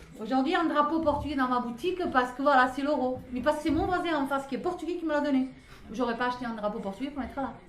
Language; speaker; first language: French; non-native, fluent; Portuguese